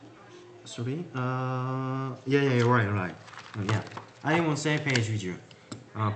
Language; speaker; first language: English; non-native, learner; Korean